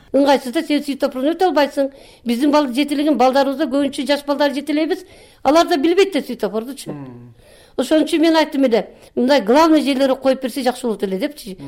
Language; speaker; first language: Kyrgyz; native; Kyrgyz